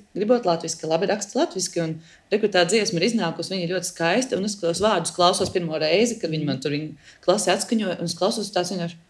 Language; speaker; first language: Latvian; early bilingual, heritage; Latvian